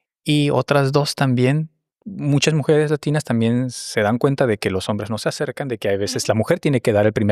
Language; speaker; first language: Spanish; native; Spanish